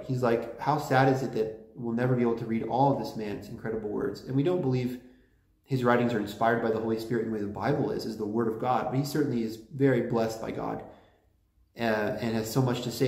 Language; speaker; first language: English; native; English